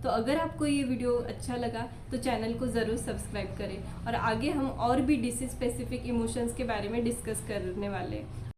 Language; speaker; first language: Hindi; non-native, local second language; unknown